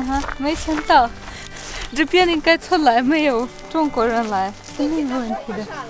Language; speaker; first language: Chinese; non-native, fluent; Russian